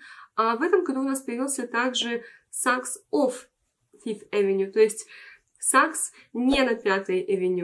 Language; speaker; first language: Russian; native; Russian